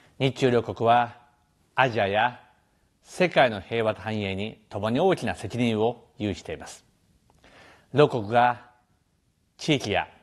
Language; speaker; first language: Japanese; native; Japanese